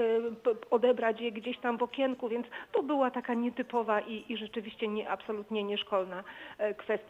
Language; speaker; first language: Polish; native; Polish